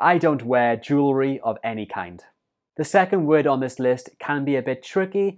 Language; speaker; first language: English; native; English